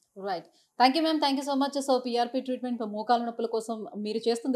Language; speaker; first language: Telugu; native; Telugu